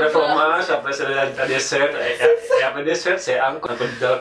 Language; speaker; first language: French; non-native, learner; Indonesian